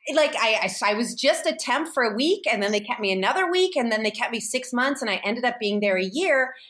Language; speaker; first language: English; native; English